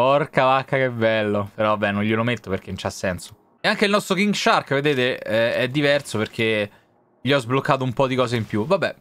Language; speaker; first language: Italian; native; Italian